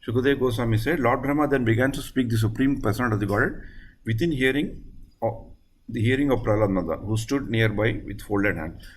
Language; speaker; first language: English; non-native, local second language; Telugu